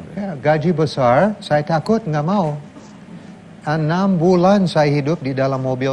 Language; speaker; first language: Indonesian; non-native, learner; English